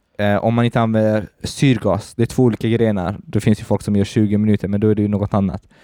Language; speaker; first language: Swedish; early bilingual, other home language; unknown